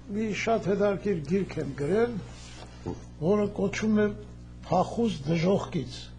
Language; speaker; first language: Armenian; native; Armenian